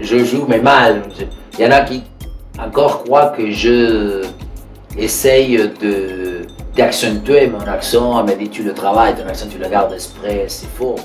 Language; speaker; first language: French; non-native, fluent; Spanish